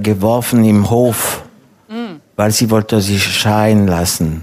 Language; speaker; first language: German; non-native, fluent; French